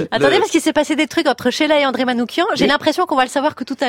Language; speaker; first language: French; native; French